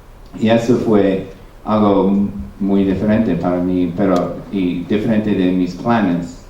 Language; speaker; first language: Spanish; non-native, fluent; English